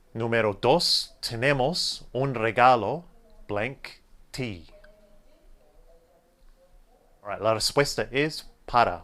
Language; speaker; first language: Spanish; non-native, fluent; English